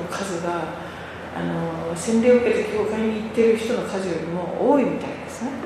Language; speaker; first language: Japanese; native; Japanese